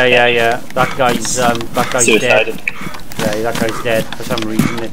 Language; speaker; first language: English; native; English